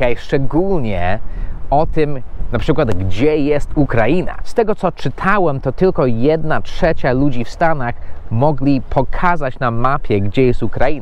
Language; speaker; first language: Polish; non-native, fluent; English